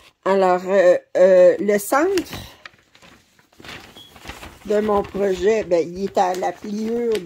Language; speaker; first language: French; native; French